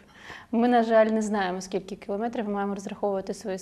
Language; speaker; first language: Ukrainian; non-native, local second language; Russian